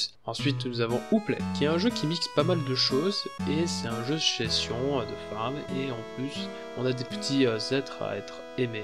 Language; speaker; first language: French; native; French